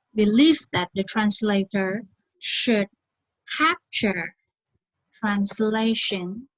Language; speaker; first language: English; non-native, fluent; Vietnamese